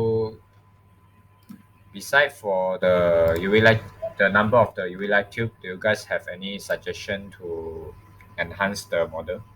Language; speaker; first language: English; non-native, local second language; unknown